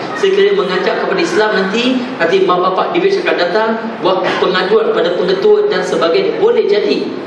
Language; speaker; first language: Malay; non-native, local second language; Tamil